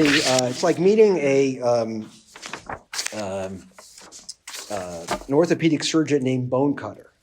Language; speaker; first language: English; native; English